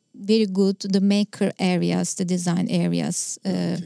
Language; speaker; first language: English; non-native, fluent; Turkish